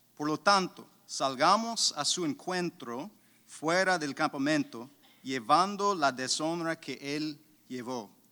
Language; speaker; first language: Spanish; native; Spanish